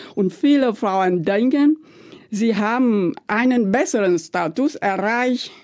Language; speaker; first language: German; non-native, fluent; Vietnamese